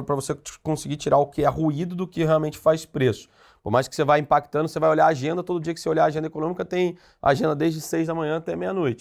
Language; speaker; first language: Portuguese; native; Portuguese